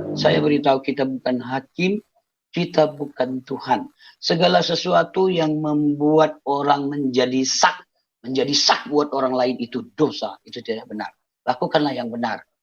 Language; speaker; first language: Indonesian; non-native, local second language; Achinese